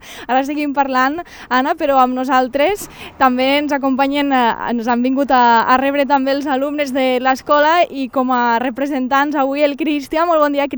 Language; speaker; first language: Catalan; native; Catalan